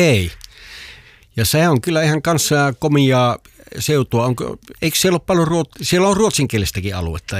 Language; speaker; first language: Finnish; native; Finnish